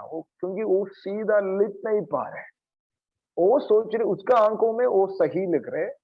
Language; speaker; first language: Hindi; non-native, local second language; Malayalam